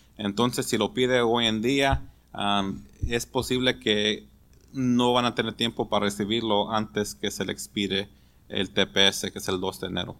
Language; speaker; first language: Spanish; early bilingual, heritage; Spanish